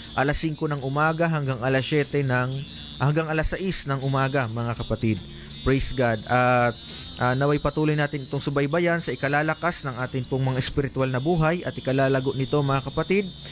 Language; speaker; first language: Filipino; non-native, local second language; Bikol